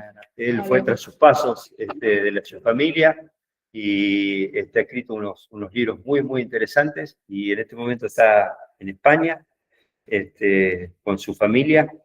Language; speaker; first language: Spanish; native; Spanish